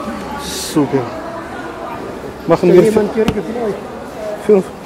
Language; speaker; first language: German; non-native, learner; Russian